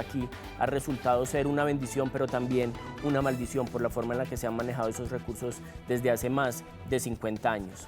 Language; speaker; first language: Spanish; native; Spanish